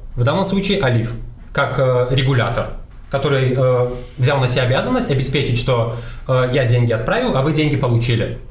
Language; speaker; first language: Russian; non-native, local second language; Tajik